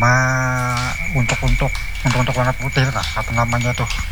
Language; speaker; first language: Indonesian; native; Indonesian